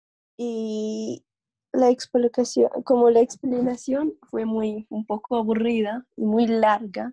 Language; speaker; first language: Spanish; non-native, learner; English